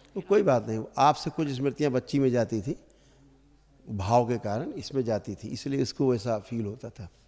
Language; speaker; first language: Hindi; native; Hindi